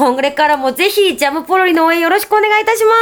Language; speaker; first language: Japanese; native; Japanese